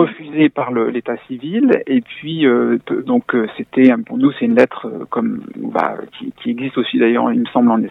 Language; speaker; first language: French; native; French